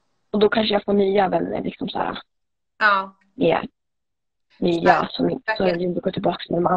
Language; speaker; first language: Swedish; native; Swedish